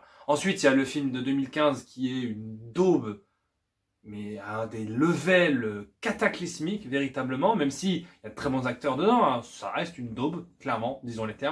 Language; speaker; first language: French; native; French